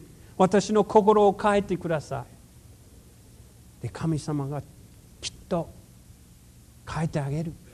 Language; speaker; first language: Japanese; non-native, fluent; English